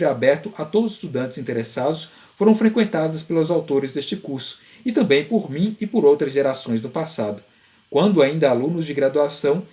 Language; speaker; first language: Portuguese; native; Portuguese